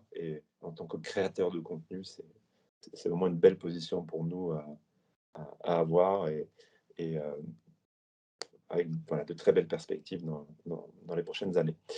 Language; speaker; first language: French; native; French